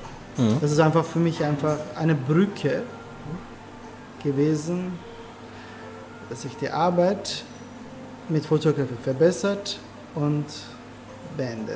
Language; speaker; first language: German; non-native, learner; Turkish